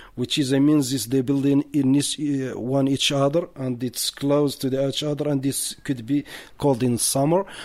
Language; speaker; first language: English; non-native, learner; Arabic